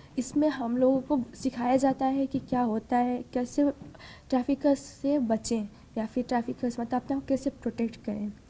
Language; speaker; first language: Hindi; non-native, local second language; Nepali